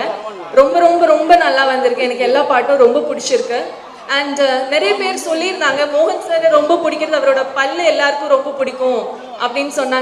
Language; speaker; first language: Tamil; non-native, fluent; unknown